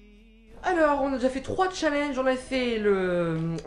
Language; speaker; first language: French; native; French